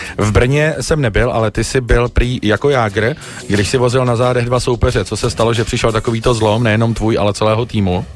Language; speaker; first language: Czech; native; Czech